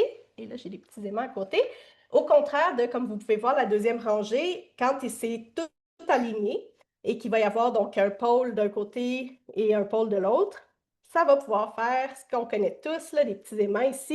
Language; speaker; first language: French; native; French